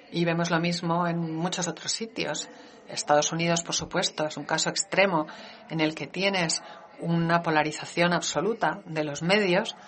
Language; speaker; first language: Spanish; non-native, fluent; Danish